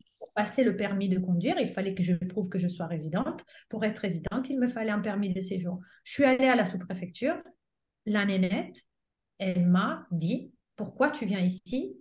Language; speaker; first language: French; non-native, fluent; Italian